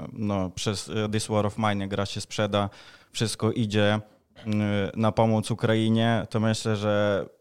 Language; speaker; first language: Polish; non-native, fluent; Ukrainian